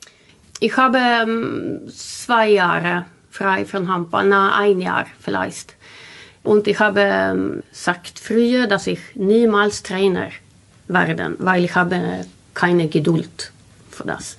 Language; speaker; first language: German; non-native, learner; Swedish